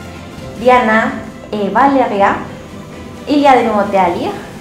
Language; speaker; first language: French; non-native, learner; Spanish